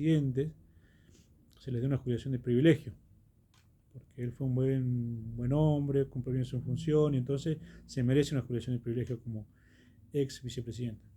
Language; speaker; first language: Spanish; native; Spanish